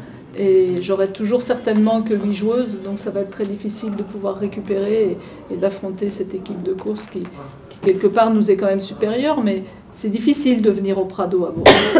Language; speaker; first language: French; native; French